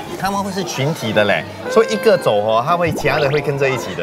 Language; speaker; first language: Chinese; native; Chinese